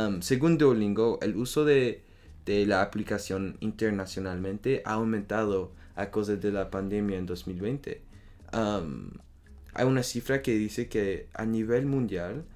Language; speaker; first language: Spanish; non-native, learner; French